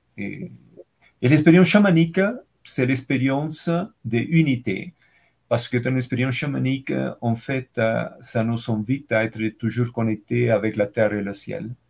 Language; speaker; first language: French; non-native, fluent; Spanish